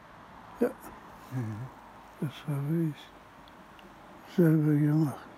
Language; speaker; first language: German; non-native, fluent; Polish